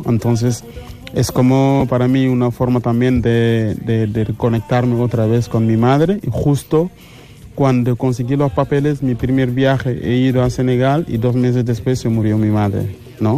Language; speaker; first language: Spanish; non-native, fluent; Wolof